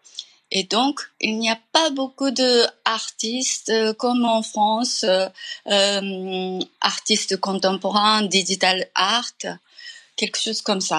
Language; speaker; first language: French; non-native, fluent; Japanese